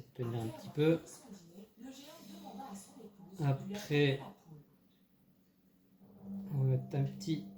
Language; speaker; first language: French; native; French